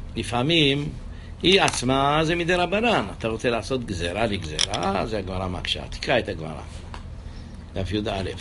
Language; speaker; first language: Hebrew; native; Hebrew